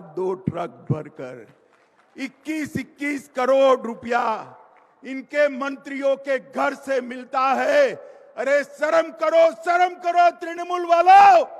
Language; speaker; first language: Hindi; non-native, local second language; Gujarati